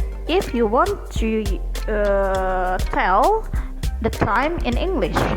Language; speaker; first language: English; non-native, learner; Indonesian